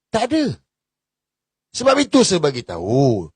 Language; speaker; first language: Malay; native; Malay